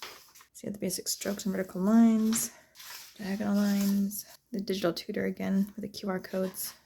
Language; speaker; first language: English; native; English